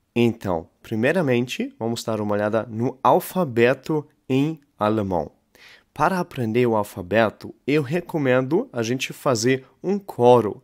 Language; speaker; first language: Portuguese; non-native, fluent; German